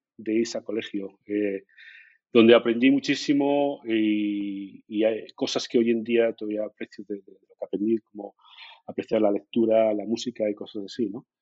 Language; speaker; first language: Spanish; native; Spanish